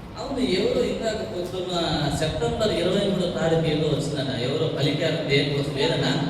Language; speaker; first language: Telugu; non-native, local second language; Tamil